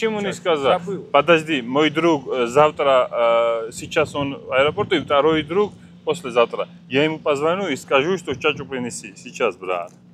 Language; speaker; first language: Russian; non-native, learner; Georgian